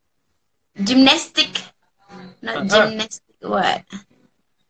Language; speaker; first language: English; non-native, learner; Indonesian